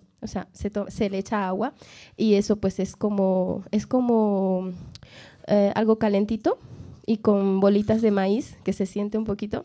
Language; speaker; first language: Spanish; native; Spanish